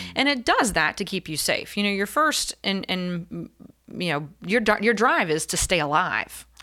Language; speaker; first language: English; native; English